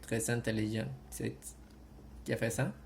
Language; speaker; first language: French; non-native, fluent; Spanish